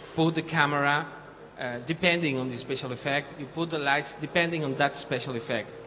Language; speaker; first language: English; non-native, fluent; Spanish